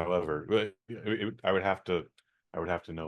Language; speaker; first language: English; native; English